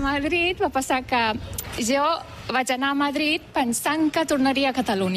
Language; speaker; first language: Catalan; non-native, fluent; Turkish